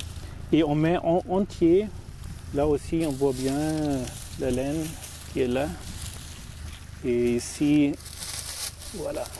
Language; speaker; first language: French; non-native, learner; German